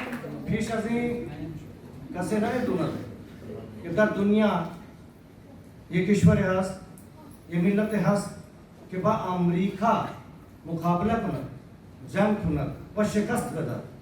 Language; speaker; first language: Persian; non-native, fluent; Urdu